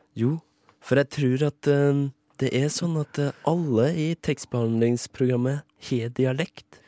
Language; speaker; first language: Norwegian; native; Norwegian